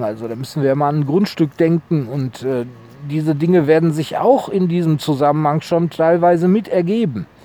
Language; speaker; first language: German; native; German